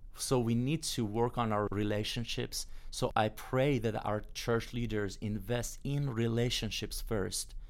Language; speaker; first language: English; non-native, fluent; Persian